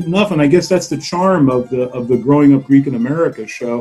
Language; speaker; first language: English; native; English